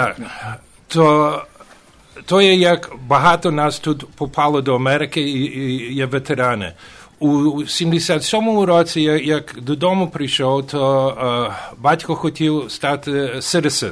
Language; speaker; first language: Ukrainian; early bilingual, heritage; Ukrainian